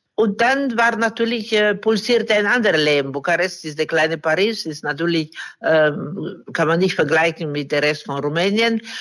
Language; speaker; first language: German; non-native, fluent; Romanian